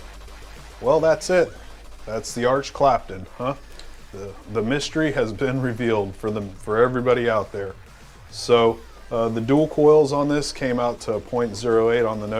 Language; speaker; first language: English; native; English